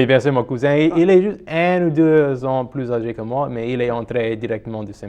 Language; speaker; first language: French; non-native, local second language; English